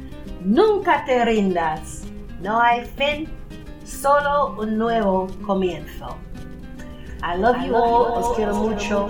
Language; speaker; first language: Spanish; non-native, learner; English